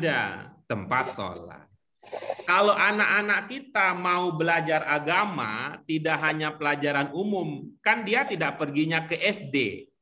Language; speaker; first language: Indonesian; native; Indonesian